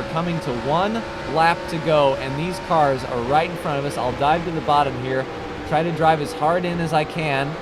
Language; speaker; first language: English; native; English